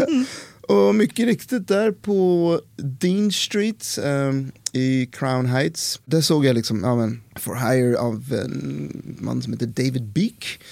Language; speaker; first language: Swedish; native; Swedish